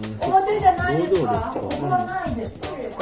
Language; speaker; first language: Japanese; non-native, fluent; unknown